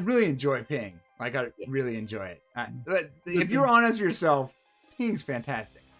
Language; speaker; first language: English; native; English